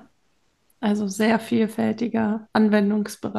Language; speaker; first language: German; native; German